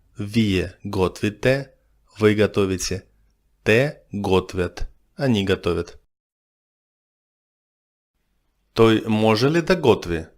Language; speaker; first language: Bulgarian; non-native, fluent; Russian